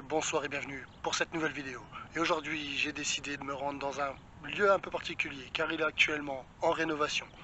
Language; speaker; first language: French; native; French